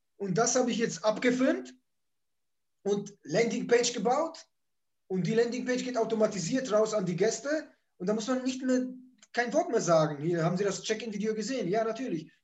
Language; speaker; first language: German; early bilingual, other home language; Polish